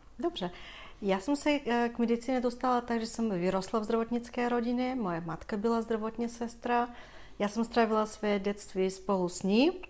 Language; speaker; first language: Czech; non-native, fluent; Bulgarian